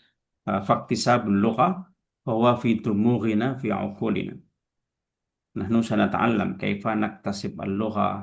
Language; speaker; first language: Arabic; non-native, fluent; Indonesian